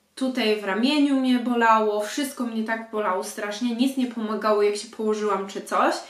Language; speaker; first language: Polish; early bilingual, heritage; Polish